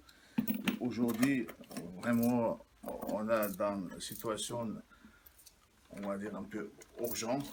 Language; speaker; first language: French; non-native, learner; Chechen